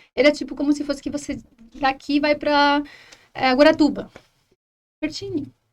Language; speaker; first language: Portuguese; non-native, fluent; Spanish